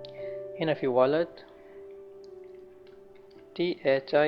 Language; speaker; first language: Arabic; non-native, learner; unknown